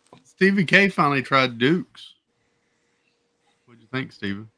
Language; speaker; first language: English; native; English